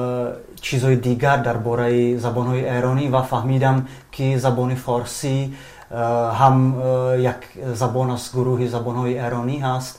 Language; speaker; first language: Persian; non-native, fluent; Czech